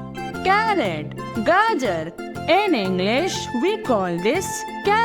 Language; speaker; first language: English; non-native, local second language; Hindi